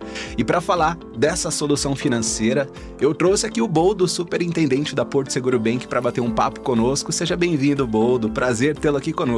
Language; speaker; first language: Portuguese; native; Portuguese